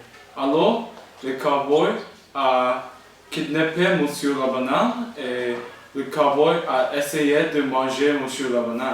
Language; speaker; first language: French; non-native, learner; English